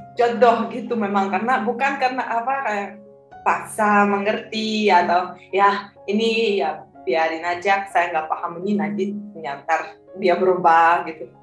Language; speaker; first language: Indonesian; non-native, fluent; Russian